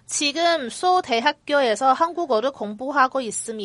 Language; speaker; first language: Korean; non-native, learner; Cantonese